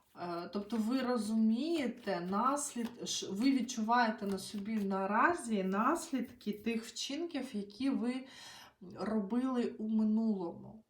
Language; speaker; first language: Ukrainian; non-native, local second language; Russian